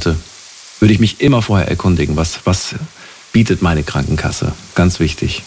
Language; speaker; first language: German; native; German